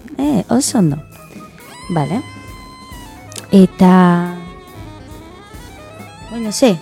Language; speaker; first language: Basque; non-native, learner; Spanish